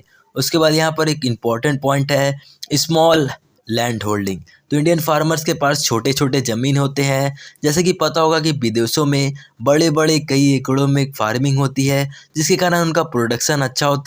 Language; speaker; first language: Hindi; native; Hindi